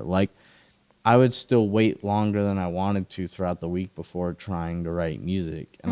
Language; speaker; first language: English; native; English